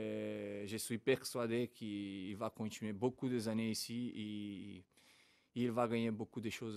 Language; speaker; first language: French; non-native, fluent; Portuguese